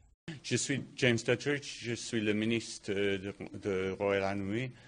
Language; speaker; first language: French; non-native, learner; English